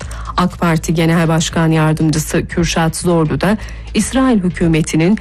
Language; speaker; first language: Turkish; native; Turkish